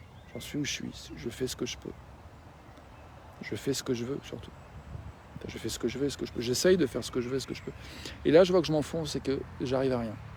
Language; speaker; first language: French; native; French